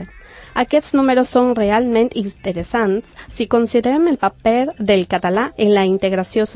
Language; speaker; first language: Catalan; non-native, learner; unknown